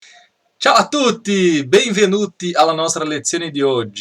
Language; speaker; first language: Italian; non-native, fluent; Portuguese